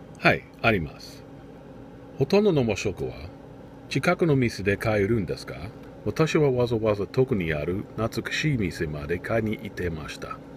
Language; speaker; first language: Japanese; non-native, learner; English